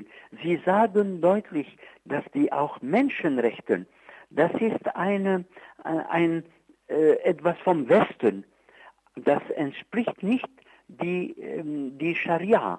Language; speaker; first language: German; non-native, fluent; Arabic